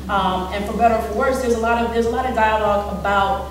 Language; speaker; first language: English; native; English